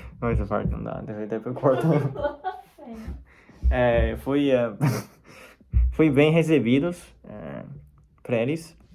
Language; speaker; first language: Portuguese; non-native, fluent; Chinese